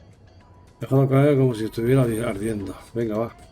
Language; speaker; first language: Spanish; native; Spanish